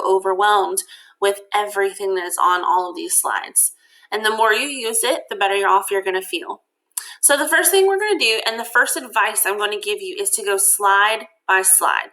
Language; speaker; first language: English; native; English